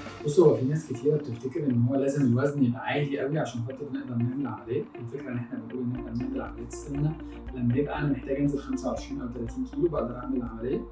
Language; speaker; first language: Arabic; native; Arabic